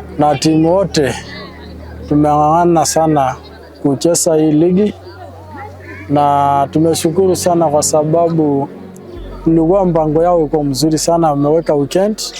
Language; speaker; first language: Swahili; non-native, local second language; Masai